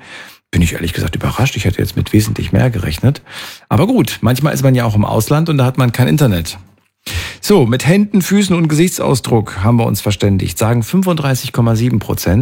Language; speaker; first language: German; native; German